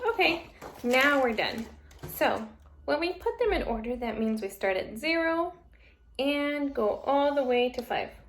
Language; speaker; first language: English; native; English